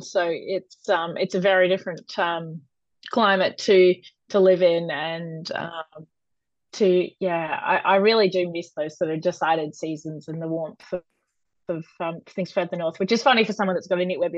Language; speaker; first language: English; native; English